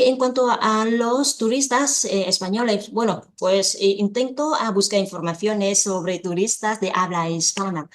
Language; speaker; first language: Spanish; non-native, fluent; Vietnamese